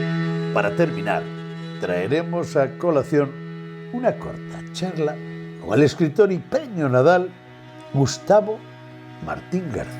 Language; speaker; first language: Spanish; native; Spanish